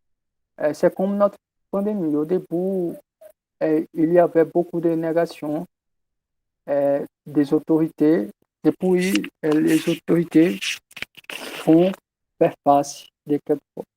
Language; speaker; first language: French; non-native, learner; Portuguese